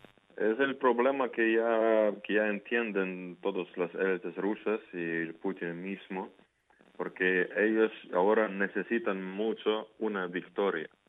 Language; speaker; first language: Spanish; non-native, fluent; Ukrainian